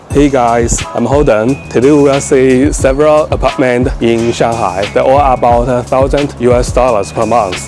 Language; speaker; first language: English; non-native, learner; Chinese